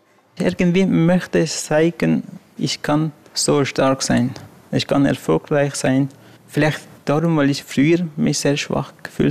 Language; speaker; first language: German; non-native, fluent; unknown